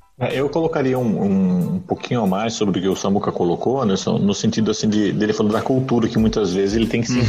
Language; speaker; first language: Portuguese; native; Portuguese